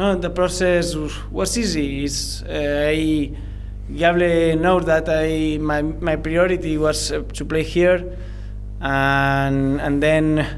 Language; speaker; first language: English; non-native, learner; Spanish